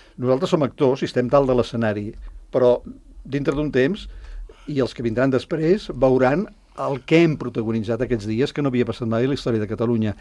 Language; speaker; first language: Catalan; native; Catalan